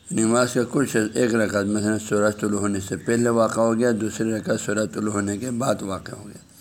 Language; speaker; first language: Urdu; native; Urdu